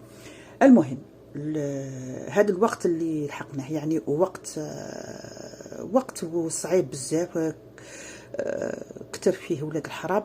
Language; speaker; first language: Arabic; native; Arabic